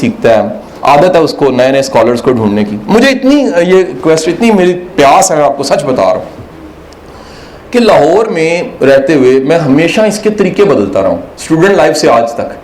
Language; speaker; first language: Urdu; native; Urdu